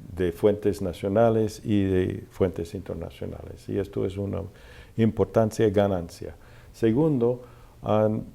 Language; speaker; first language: Spanish; non-native, fluent; English